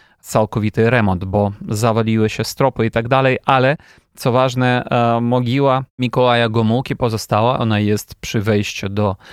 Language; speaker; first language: Polish; non-native, fluent; Ukrainian